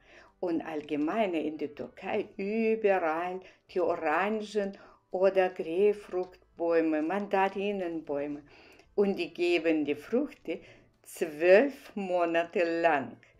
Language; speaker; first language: German; non-native, fluent; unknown